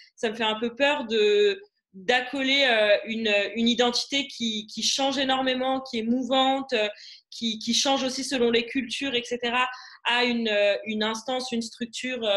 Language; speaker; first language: French; non-native, local second language; Arabic